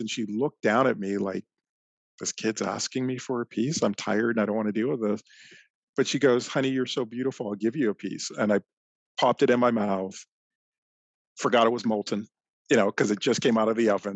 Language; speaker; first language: English; native; English